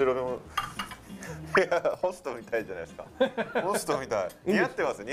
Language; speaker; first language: Japanese; native; Japanese